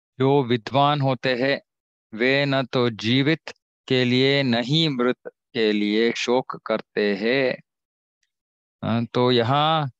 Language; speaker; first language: Hindi; non-native, local second language; Kannada